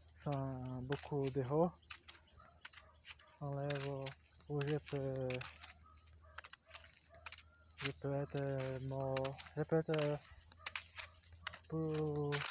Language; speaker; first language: French; non-native, learner; Portuguese